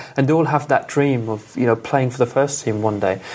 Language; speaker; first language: English; non-native, fluent; German